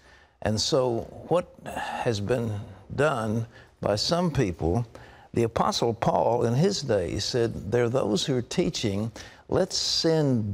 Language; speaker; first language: English; native; English